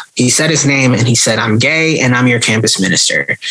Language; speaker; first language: English; native; English